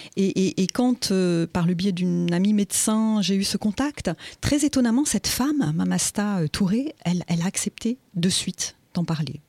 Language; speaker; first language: French; native; French